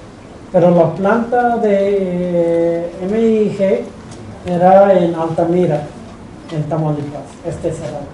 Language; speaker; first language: Spanish; non-native, fluent; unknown